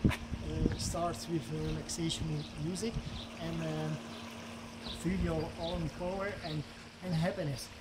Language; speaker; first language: English; non-native, fluent; Dutch